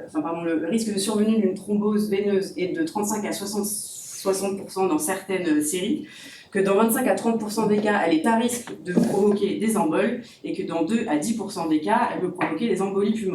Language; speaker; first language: French; native; French